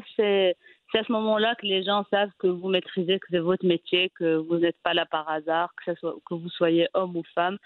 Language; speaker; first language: French; non-native, local second language; Arabic